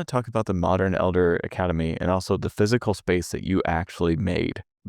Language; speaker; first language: English; native; English